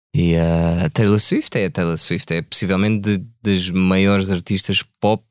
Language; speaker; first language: Portuguese; early bilingual, other home language; French